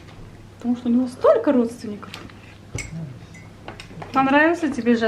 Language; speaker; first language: Russian; early bilingual, heritage; Azerbaijani